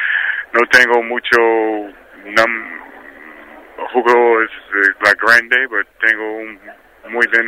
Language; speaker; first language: Spanish; non-native, learner; English